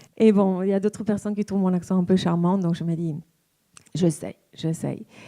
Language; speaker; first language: French; non-native, fluent; Spanish